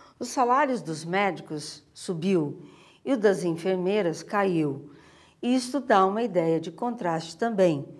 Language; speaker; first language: Portuguese; native; Portuguese